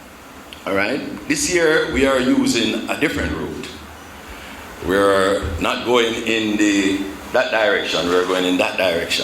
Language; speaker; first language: English; native; English